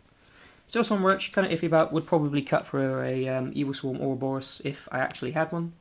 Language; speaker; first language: English; native; English